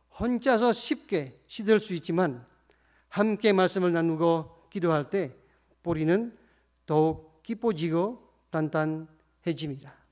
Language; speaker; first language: Korean; non-native, fluent; Indonesian